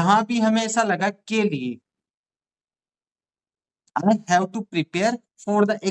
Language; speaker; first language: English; non-native, fluent; Hindi